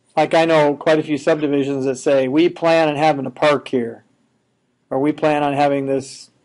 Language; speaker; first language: English; native; English